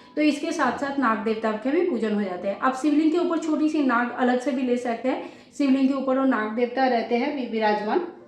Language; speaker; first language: Hindi; native; Hindi